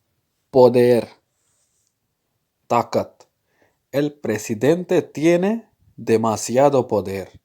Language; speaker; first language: Spanish; non-native, fluent; Urdu